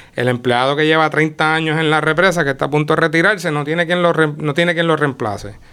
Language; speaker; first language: Spanish; native; Spanish